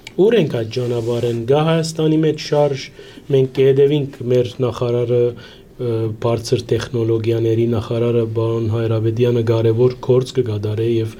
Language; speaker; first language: Armenian; early bilingual, heritage; Armenian